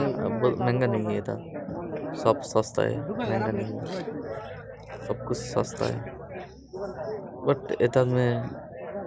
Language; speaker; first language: Hindi; non-native, learner; Bangla